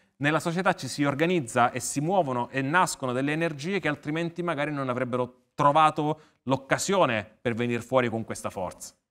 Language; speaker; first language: Italian; native; Italian